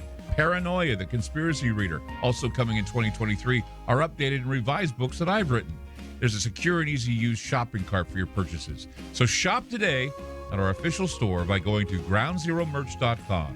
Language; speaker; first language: English; native; English